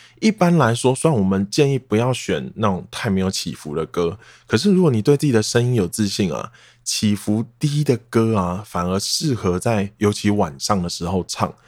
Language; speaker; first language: Chinese; non-native, local second language; Min Nan Chinese